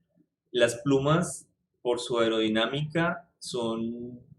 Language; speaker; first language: Spanish; native; Spanish